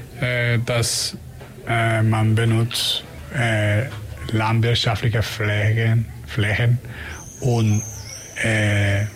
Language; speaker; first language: German; non-native, learner; Spanish